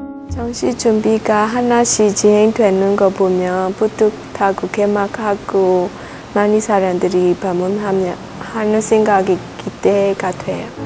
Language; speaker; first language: Korean; non-native, learner; Burmese